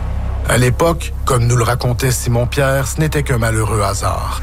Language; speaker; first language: French; native; French